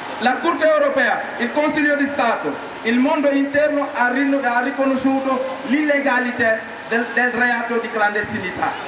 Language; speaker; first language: Italian; non-native, fluent; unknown